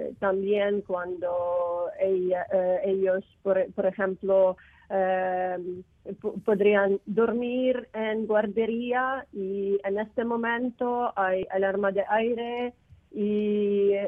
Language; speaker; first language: Spanish; non-native, learner; Ukrainian